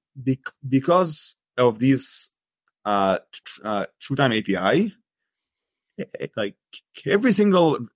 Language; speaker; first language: English; non-native, fluent; Arabic